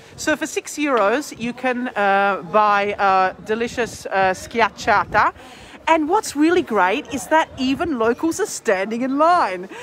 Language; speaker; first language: English; native; English